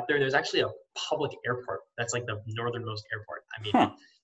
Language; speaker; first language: English; native; English